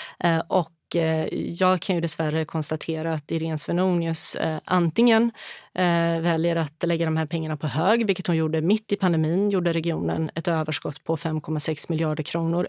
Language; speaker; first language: Swedish; early bilingual, other home language; Bosnian